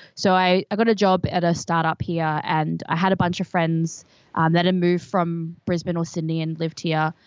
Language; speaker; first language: English; native; English